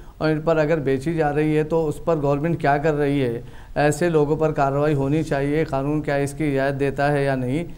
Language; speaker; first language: Hindi; native; Hindi